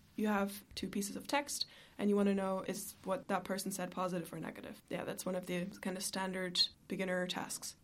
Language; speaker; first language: English; non-native, fluent; German